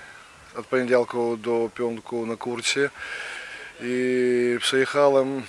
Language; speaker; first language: Polish; non-native, learner; Ukrainian